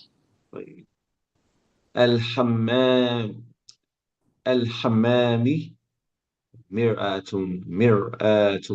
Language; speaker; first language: Arabic; non-native, learner; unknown